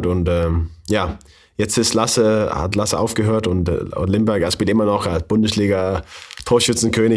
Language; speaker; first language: German; non-native, learner; Faroese